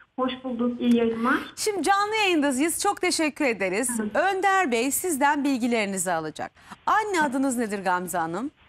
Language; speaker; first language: Turkish; native; Turkish